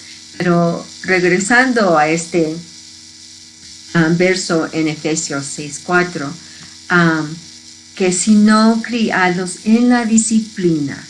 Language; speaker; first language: Spanish; early bilingual, heritage; Spanish